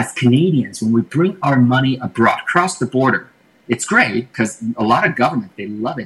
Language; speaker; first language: English; non-native, fluent; Chinese